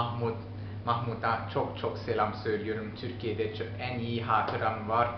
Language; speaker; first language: Turkish; non-native, learner; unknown